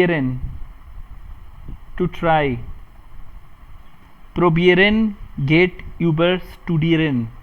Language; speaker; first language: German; non-native, fluent; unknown